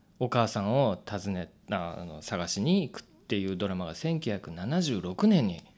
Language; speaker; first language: Japanese; native; Japanese